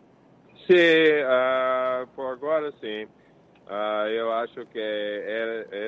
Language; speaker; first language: Portuguese; non-native, fluent; English